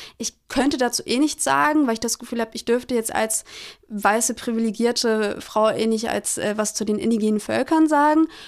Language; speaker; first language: German; early bilingual, other home language; Greek